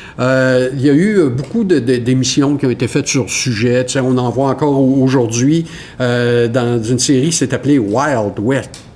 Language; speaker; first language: French; native; French